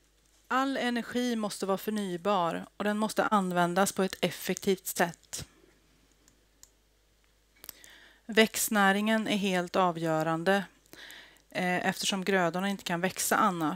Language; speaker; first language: Swedish; native; Swedish